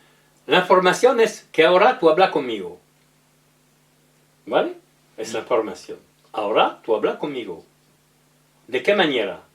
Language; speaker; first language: Spanish; non-native, learner; French